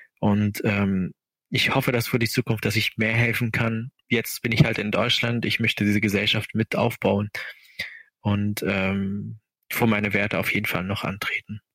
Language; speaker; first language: German; non-native, fluent; Arabic